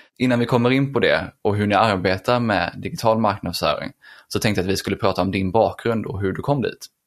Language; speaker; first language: Swedish; native; Swedish